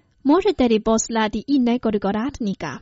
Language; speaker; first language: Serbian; non-native, fluent; Chinese